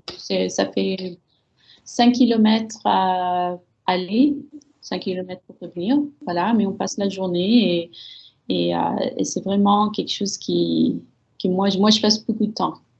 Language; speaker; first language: French; early bilingual, heritage; French